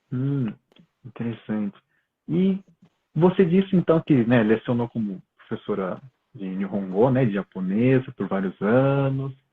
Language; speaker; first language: Portuguese; early bilingual, other home language; Japanese